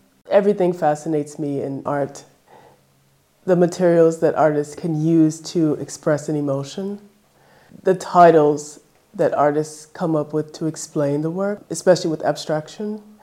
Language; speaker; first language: English; native; English